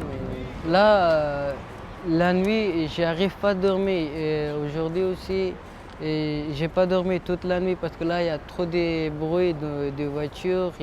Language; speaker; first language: French; non-native, learner; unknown